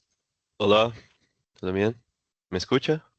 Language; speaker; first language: Spanish; non-native, learner; Portuguese